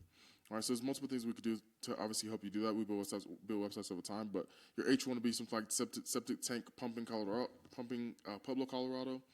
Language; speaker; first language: English; native; English